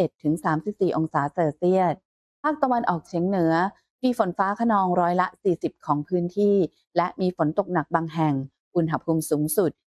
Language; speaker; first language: Thai; native; Thai